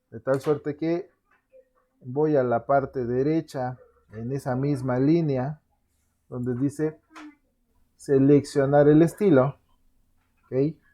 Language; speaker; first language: Spanish; native; Spanish